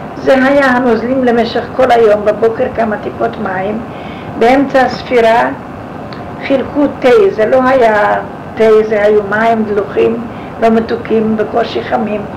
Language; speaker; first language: Hebrew; non-native, fluent; Yiddish